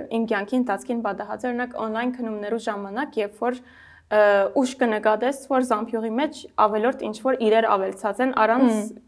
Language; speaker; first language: Armenian; native; Armenian